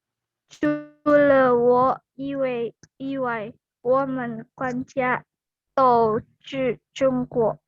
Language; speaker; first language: Chinese; non-native, learner; Indonesian